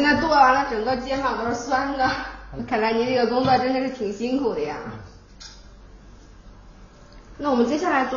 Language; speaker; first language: Chinese; native; Chinese